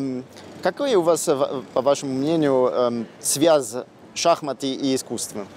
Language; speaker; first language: Russian; non-native, fluent; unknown